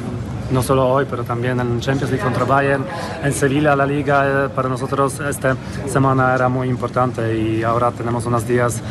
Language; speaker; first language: Spanish; non-native, fluent; Polish